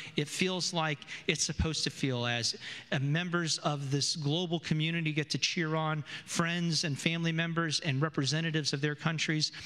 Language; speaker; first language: English; native; English